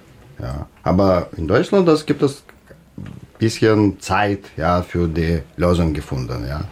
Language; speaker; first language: German; non-native, learner; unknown